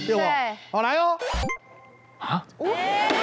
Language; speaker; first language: Chinese; native; Chinese